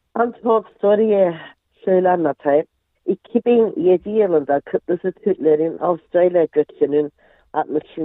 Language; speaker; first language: Turkish; early bilingual, heritage; Turkish